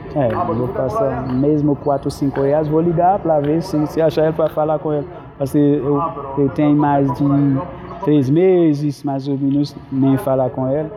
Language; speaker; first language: Portuguese; non-native, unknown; Haitian Creole